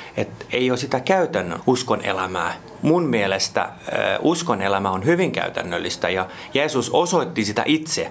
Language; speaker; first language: Finnish; non-native, local second language; Swedish